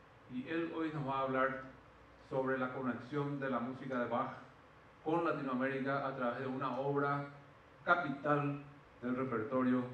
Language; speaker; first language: Spanish; native; Spanish